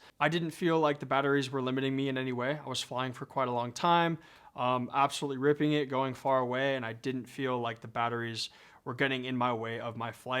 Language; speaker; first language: English; native; English